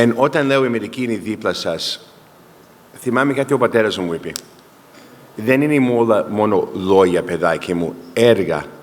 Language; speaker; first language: Greek; early bilingual, heritage; Greek